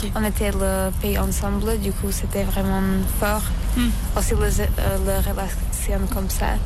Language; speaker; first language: French; non-native, learner; Slovak